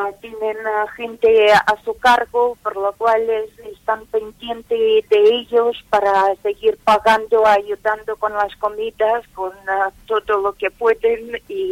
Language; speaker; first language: Spanish; non-native, fluent; Ukrainian